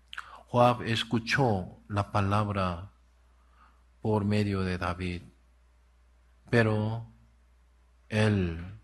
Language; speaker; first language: Spanish; non-native, learner; Korean